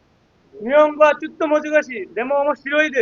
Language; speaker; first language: Japanese; non-native, learner; Bangla